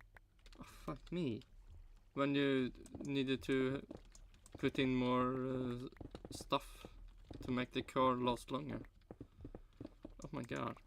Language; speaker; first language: English; non-native, fluent; Swedish